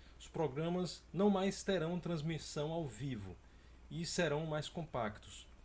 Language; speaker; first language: Portuguese; native; Portuguese